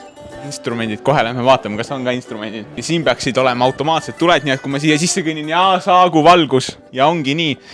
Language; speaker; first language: Estonian; native; Estonian